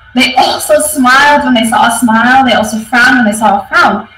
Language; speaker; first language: English; native; English